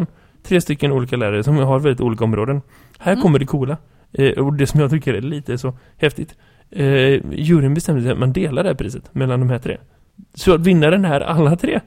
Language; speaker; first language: Swedish; native; Swedish